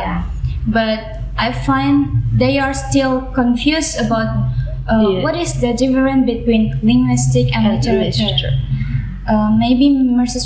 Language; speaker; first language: English; non-native, learner; Indonesian